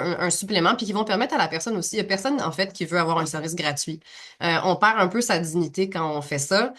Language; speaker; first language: French; native; French